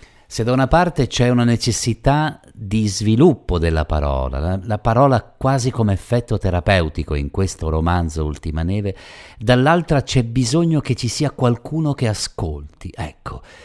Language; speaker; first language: Italian; native; Italian